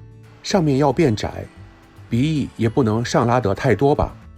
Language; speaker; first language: Chinese; native; Chinese